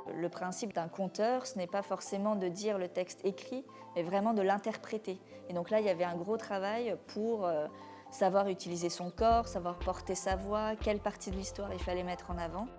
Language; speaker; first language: French; native; French